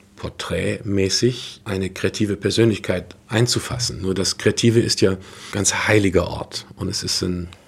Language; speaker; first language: German; native; German